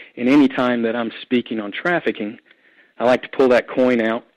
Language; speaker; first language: English; native; English